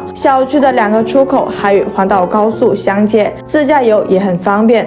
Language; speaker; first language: Chinese; native; Chinese